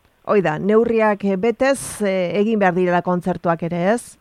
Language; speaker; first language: Basque; native; Basque